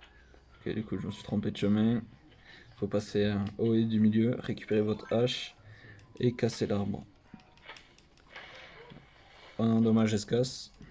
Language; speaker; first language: French; native; French